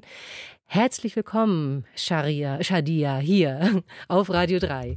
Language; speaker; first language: German; native; German